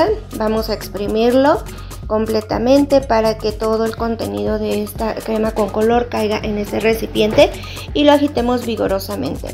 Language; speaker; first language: Spanish; native; Spanish